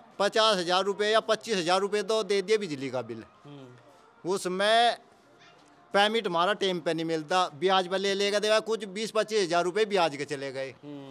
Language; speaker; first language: Hindi; native; Hindi